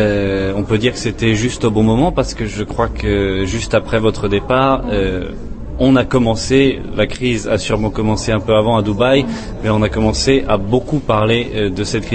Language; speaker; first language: French; native; French